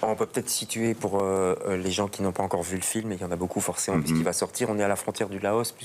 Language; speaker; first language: French; native; French